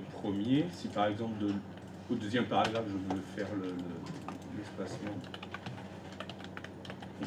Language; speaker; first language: French; native; French